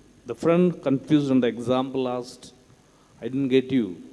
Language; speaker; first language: English; non-native, local second language; Tamil